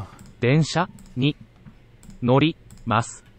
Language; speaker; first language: Japanese; non-native, learner; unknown